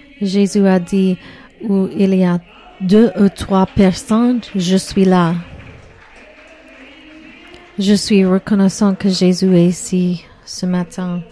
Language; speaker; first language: French; non-native, learner; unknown